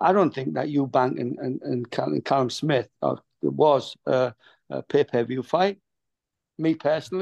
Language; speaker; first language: English; native; English